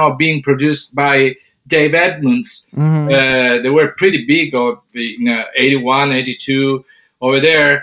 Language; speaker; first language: English; non-native, fluent; Italian